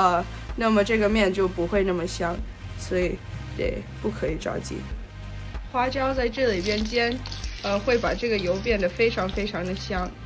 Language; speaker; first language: Chinese; early bilingual, heritage; Chinese